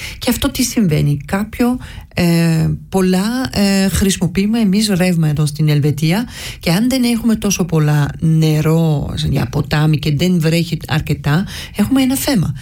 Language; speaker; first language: Greek; early bilingual, heritage; Greek